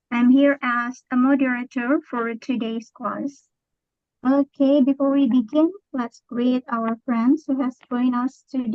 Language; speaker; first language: English; non-native, learner; Indonesian